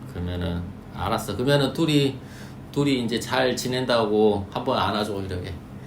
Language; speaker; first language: Korean; native; Korean